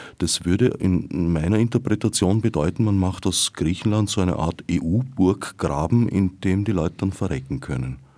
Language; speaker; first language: German; native; German